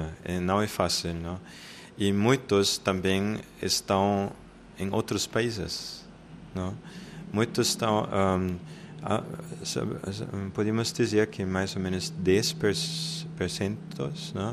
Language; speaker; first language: Portuguese; non-native, fluent; German